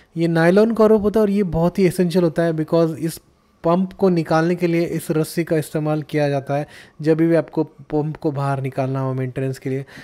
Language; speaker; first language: Hindi; native; Hindi